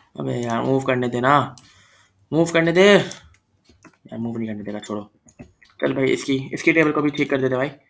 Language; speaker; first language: Hindi; native; Hindi